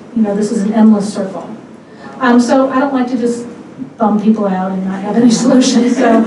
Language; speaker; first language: English; native; English